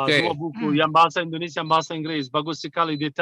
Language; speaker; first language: Indonesian; non-native, fluent; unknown